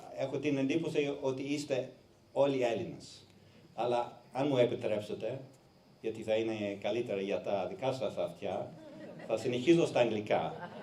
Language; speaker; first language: Greek; non-native, fluent; English